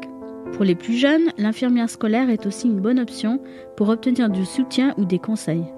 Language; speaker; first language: French; native; French